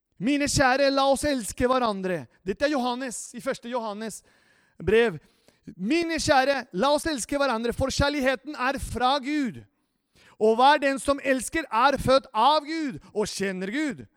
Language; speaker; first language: Norwegian; non-native, fluent; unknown